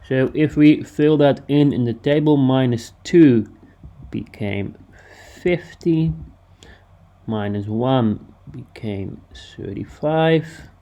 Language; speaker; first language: English; non-native, fluent; Dutch